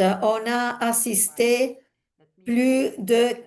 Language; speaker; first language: French; non-native, fluent; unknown